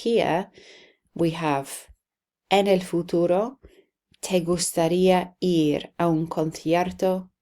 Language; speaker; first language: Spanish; non-native, fluent; English